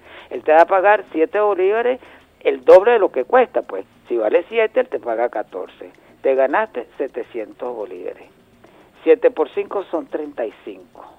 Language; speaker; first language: Spanish; native; Spanish